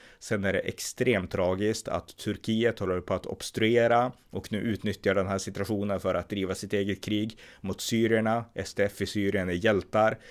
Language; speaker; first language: Swedish; native; Swedish